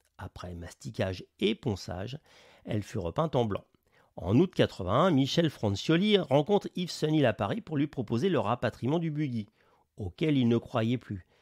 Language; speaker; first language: French; native; French